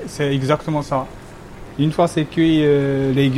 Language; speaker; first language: French; non-native, fluent; Japanese